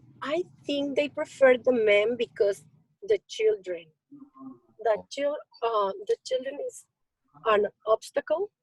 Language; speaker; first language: English; non-native, learner; Spanish